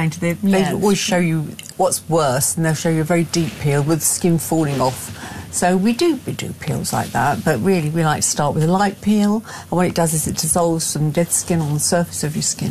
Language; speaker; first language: English; native; English